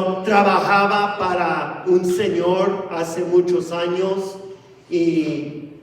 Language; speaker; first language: Spanish; non-native, fluent; English